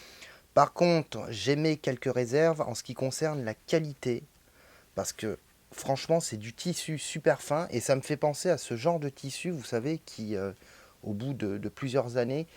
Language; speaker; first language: French; native; French